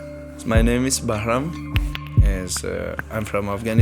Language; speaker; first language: English; non-native, learner; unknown